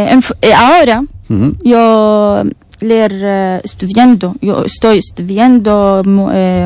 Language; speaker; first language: Spanish; non-native, learner; Arabic